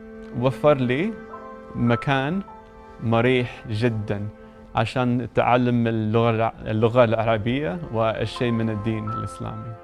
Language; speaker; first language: Arabic; non-native, learner; English